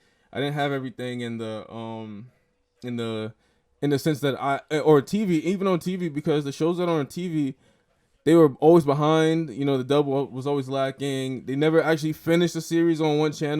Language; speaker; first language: English; native; English